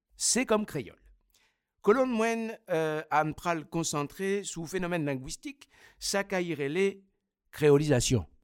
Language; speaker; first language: French; native; French